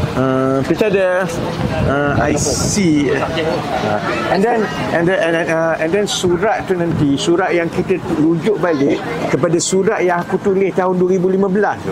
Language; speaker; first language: Malay; native; Malay